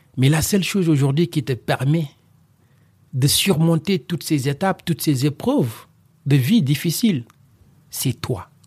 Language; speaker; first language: French; non-native, local second language; Wolof